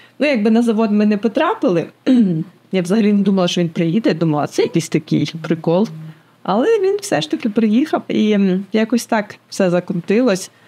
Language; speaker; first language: Ukrainian; native; Ukrainian